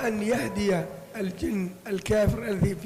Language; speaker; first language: Arabic; native; Arabic